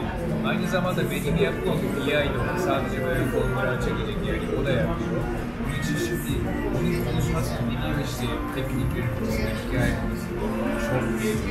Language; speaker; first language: Turkish; non-native, fluent; Japanese